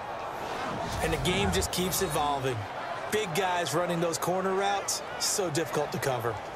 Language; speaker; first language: English; native; English